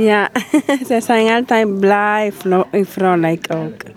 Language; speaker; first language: Dutch; non-native, learner; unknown